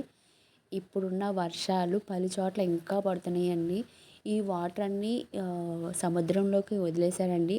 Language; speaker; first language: Telugu; native; Telugu